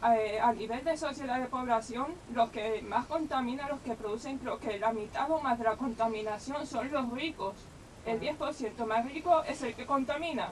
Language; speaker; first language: Spanish; native; Spanish